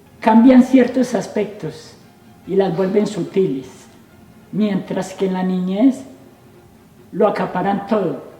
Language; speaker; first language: Spanish; native; Spanish